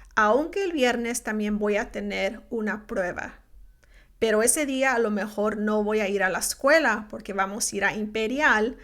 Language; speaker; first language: Spanish; early bilingual, heritage; Spanish